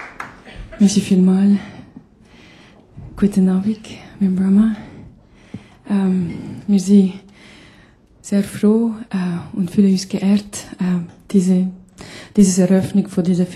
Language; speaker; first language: German; non-native, fluent; Albanian